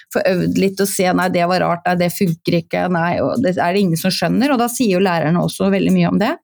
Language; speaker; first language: Norwegian; native; Norwegian